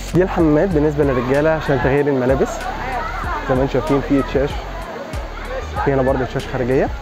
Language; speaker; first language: Arabic; native; Arabic